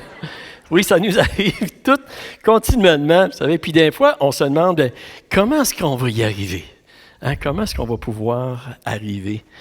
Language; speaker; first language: French; native; French